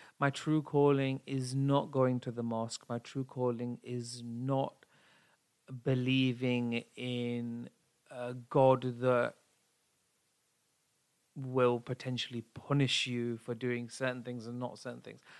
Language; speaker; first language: English; native; English